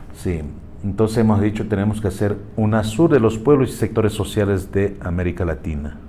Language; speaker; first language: Spanish; native; Spanish